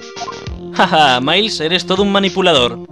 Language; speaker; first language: Spanish; native; Spanish